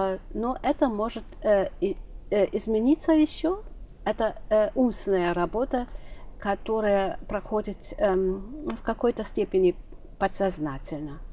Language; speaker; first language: Russian; non-native, fluent; German